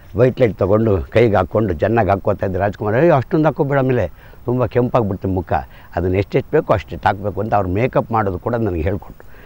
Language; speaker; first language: Kannada; native; Kannada